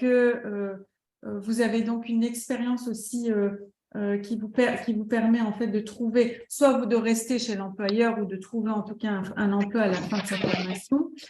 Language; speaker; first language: French; native; French